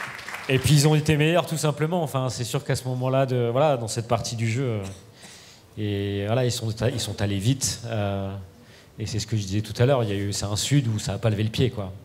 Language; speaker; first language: French; native; French